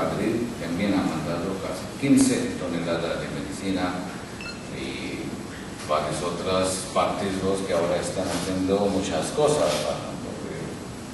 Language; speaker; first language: Spanish; non-native, local second language; Urdu